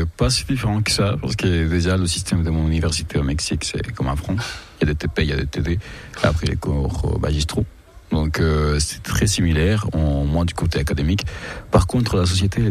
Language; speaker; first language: French; non-native, fluent; Spanish